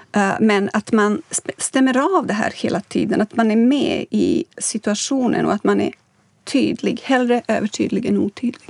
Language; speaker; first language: Swedish; non-native, fluent; Bosnian